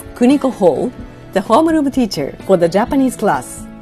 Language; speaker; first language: English; non-native, fluent; Japanese